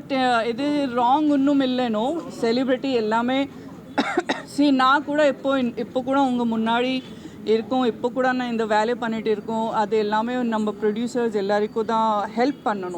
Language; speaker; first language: Tamil; non-native, fluent; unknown